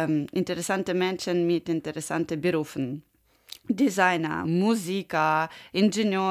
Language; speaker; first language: German; non-native, learner; Ukrainian